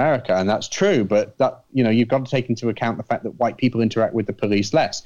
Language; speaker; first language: English; native; English